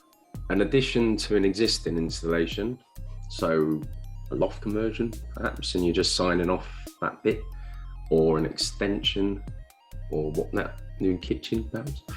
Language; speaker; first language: English; native; English